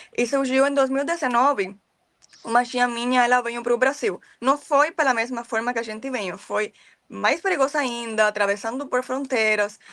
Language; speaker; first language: Portuguese; non-native, fluent; Spanish